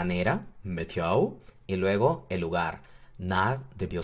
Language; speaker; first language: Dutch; non-native, fluent; Spanish